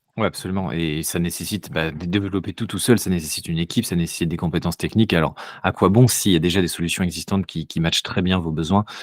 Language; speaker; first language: French; native; French